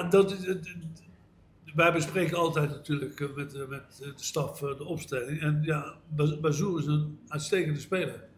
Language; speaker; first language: Dutch; native; Dutch